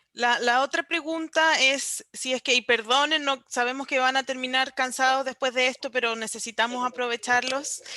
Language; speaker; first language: Spanish; native; Spanish